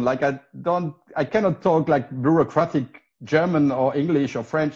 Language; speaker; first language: English; non-native, fluent; Spanish